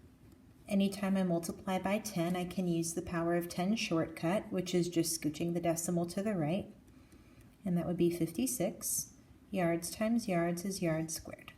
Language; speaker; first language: English; native; English